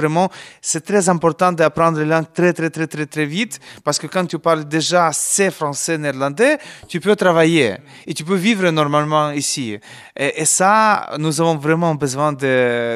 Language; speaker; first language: French; non-native, learner; Ukrainian